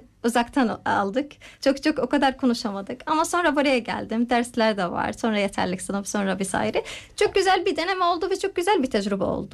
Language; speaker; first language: Turkish; non-native, learner; Arabic